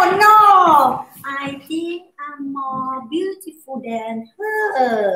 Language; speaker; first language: English; non-native, learner; Thai